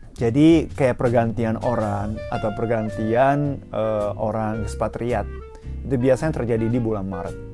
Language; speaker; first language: Indonesian; non-native, fluent; Japanese